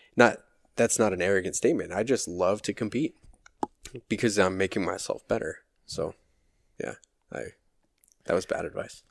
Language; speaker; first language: English; native; English